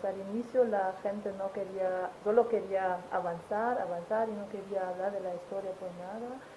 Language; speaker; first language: Spanish; non-native, fluent; German